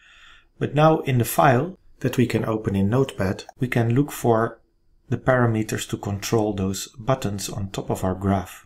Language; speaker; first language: English; non-native, fluent; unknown